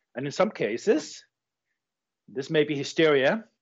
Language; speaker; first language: English; non-native, fluent; Danish